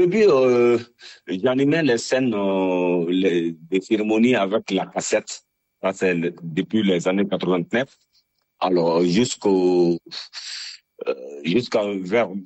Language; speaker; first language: French; non-native, local second language; Bambara